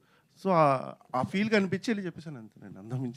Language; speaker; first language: Telugu; native; Telugu